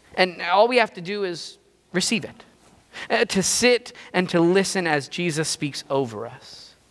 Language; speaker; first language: English; native; English